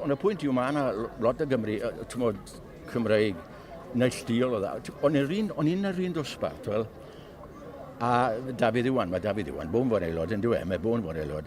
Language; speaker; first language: Welsh; native; Welsh